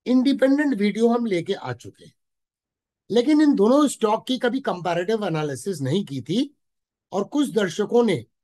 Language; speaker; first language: Hindi; native; Hindi